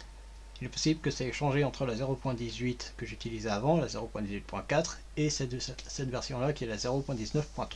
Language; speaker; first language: French; native; French